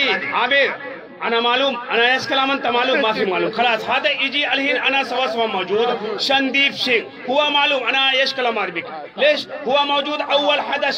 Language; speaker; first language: Arabic; non-native, learner; Urdu